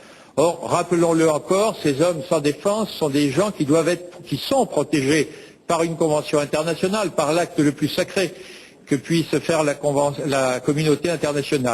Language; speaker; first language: French; native; French